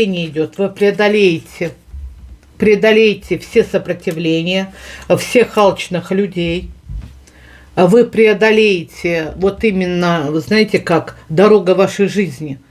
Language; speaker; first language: Russian; native; Russian